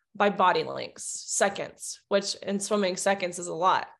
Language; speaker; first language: English; native; English